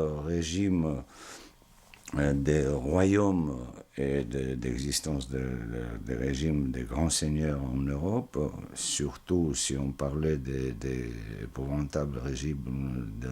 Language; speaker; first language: French; non-native, fluent; Georgian